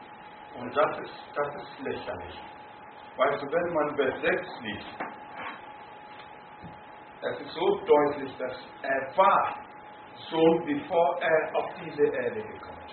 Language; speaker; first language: German; non-native, fluent; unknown